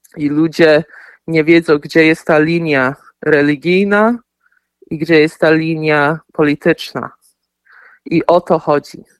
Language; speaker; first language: Polish; early bilingual, heritage; Polish